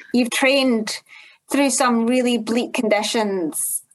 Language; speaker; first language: English; native; English